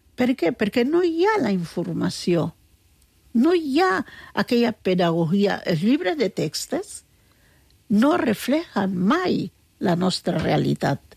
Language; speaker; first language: Catalan; non-native, fluent; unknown